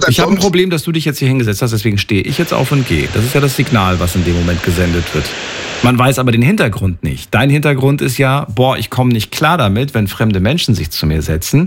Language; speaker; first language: German; native; German